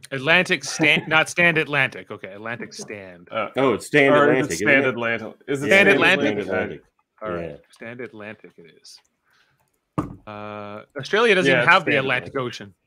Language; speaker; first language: English; native; English